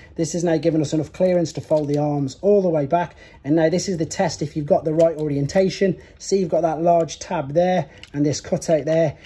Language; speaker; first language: English; native; English